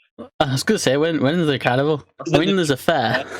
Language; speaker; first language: English; native; English